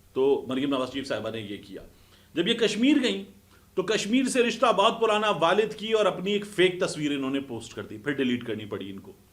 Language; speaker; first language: Urdu; native; Urdu